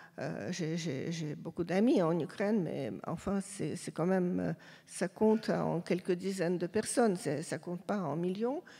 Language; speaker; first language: French; non-native, fluent; Russian